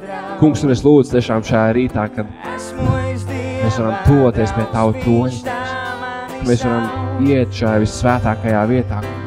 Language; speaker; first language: Latvian; native; Latvian